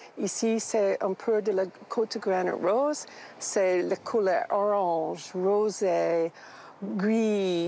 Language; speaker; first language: French; non-native, learner; English